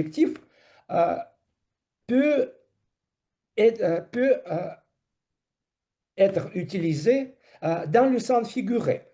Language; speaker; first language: French; non-native, fluent; Russian